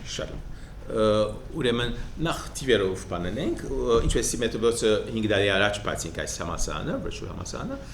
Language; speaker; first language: Armenian; early bilingual, heritage; Armenian